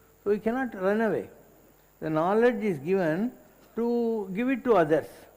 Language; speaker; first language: English; non-native, local second language; Tamil